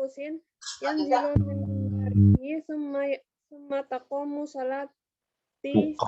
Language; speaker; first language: Arabic; non-native, learner; Indonesian